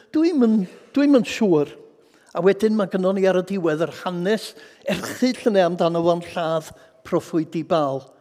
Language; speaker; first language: Welsh; native; Welsh